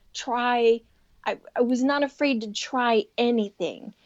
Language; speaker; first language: English; native; English